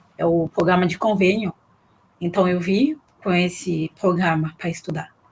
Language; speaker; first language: Portuguese; non-native, fluent; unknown